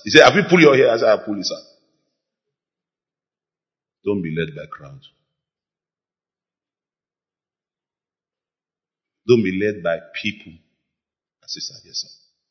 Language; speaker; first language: English; non-native, local second language; Yoruba